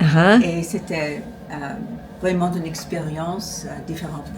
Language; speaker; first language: French; non-native, fluent; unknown